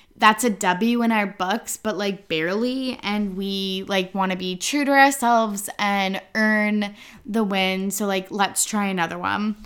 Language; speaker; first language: English; native; English